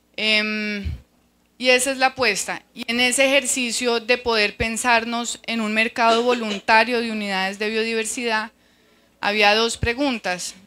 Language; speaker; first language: Spanish; native; Spanish